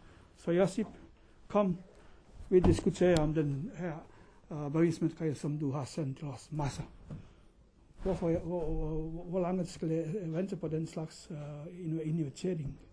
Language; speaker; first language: Danish; non-native, learner; Croatian